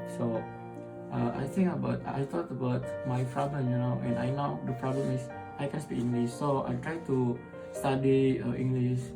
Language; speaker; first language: English; non-native, learner; Indonesian